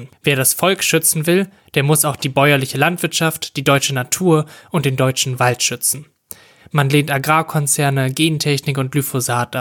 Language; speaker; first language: German; native; German